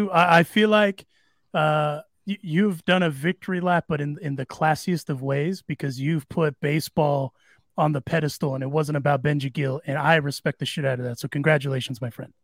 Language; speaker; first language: English; early bilingual, other home language; Spanish